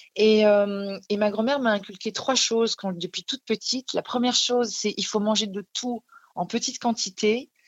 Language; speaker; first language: French; native; French